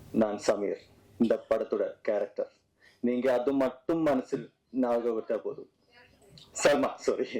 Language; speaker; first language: Tamil; non-native, learner; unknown